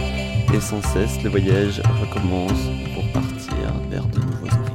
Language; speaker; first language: French; native; French